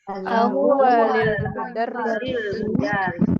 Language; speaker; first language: Arabic; non-native, learner; Indonesian